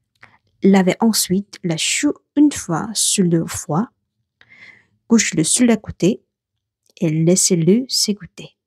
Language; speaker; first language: French; non-native, learner; Korean